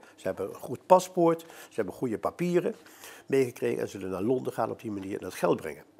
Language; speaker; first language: Dutch; native; Dutch